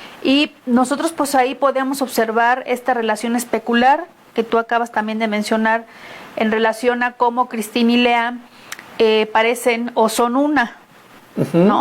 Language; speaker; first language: Spanish; native; Spanish